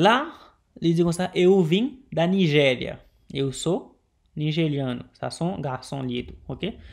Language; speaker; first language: Portuguese; non-native, learner; Haitian Creole